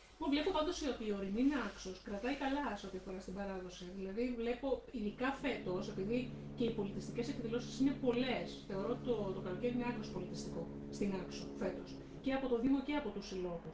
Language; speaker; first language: Greek; native; Greek